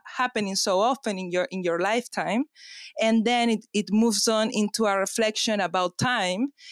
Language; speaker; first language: English; non-native, fluent; Spanish